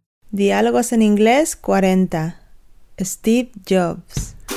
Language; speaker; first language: Spanish; native; Spanish